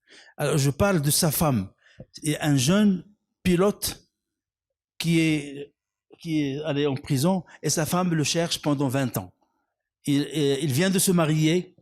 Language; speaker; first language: French; non-native, local second language; Arabic